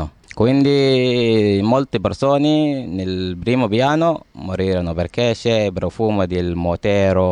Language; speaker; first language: Italian; non-native, learner; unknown